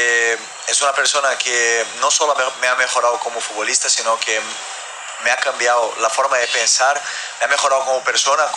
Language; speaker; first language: Spanish; non-native, fluent; Portuguese